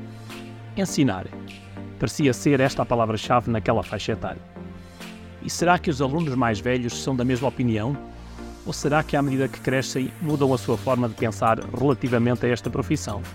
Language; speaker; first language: Portuguese; native; Portuguese